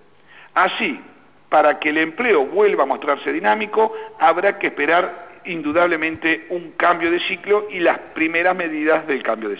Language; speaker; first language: Spanish; native; Spanish